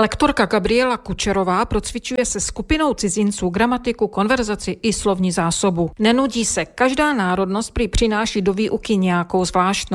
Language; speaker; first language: Czech; native; Czech